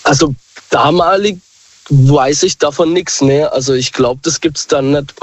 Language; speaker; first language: German; native; German